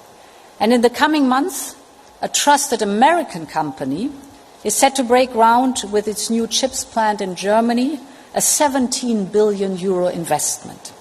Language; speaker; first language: English; non-native, fluent; German